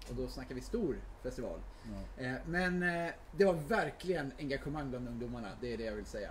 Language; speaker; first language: Swedish; native; Swedish